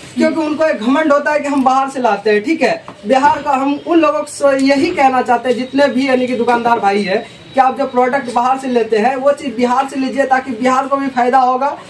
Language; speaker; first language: Hindi; native; Hindi